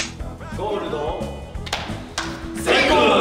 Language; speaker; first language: Japanese; native; Japanese